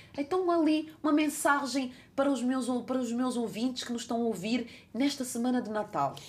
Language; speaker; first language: Portuguese; non-native, local second language; Kabuverdianu